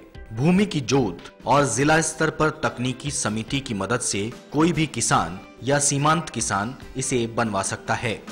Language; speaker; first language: Hindi; native; Hindi